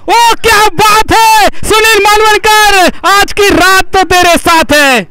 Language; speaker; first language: Hindi; non-native, local second language; Marathi